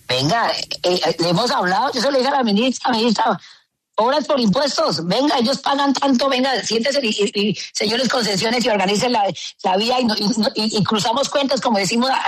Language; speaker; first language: Spanish; native; Spanish